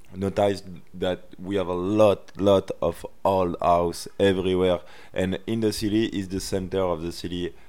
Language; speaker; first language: English; non-native, fluent; French